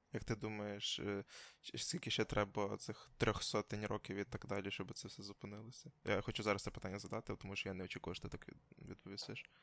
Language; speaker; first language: Ukrainian; native; Ukrainian